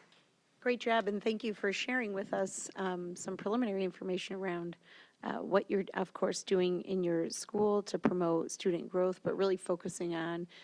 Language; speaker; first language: English; native; English